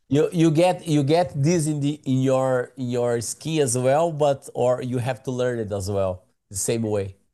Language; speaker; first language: English; non-native, learner; Portuguese